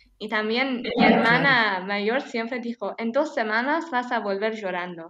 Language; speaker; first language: Spanish; non-native, fluent; Persian